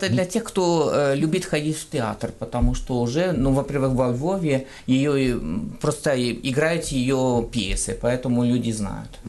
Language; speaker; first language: Russian; non-native, fluent; French